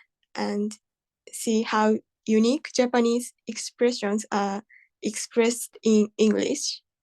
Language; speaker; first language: English; non-native, learner; Japanese